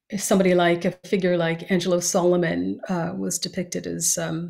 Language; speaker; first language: English; native; English